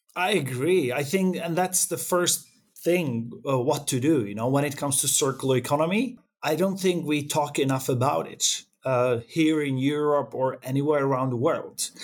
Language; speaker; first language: English; non-native, fluent; Czech